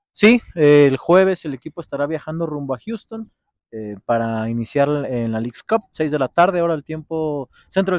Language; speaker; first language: Spanish; native; Spanish